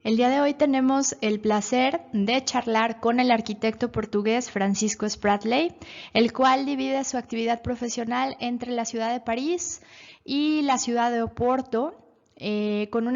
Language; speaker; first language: Spanish; native; Spanish